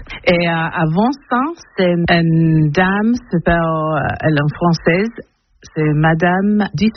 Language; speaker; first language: French; non-native, learner; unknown